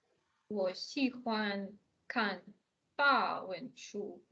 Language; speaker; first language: Chinese; non-native, learner; English